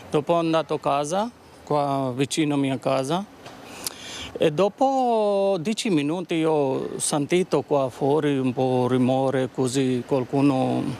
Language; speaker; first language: Italian; non-native, learner; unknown